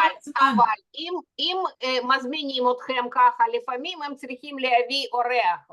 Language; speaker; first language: Hebrew; non-native, fluent; Russian